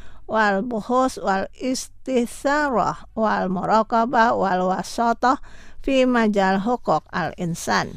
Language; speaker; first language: Arabic; non-native, fluent; Indonesian